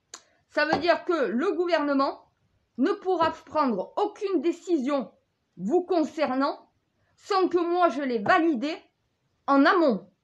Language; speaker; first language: French; native; French